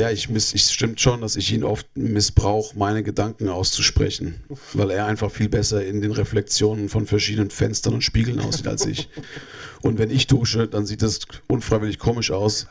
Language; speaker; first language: German; native; German